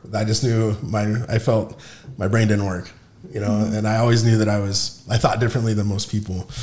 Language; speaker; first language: English; native; English